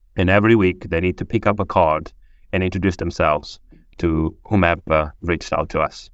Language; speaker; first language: English; non-native, fluent; Portuguese